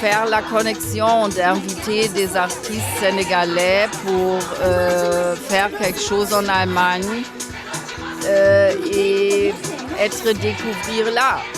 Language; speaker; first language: French; non-native, fluent; German